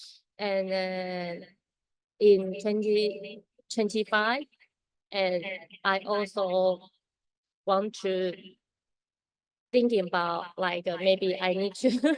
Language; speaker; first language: English; non-native, learner; Chinese